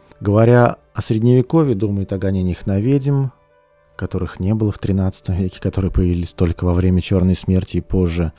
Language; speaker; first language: Russian; native; Russian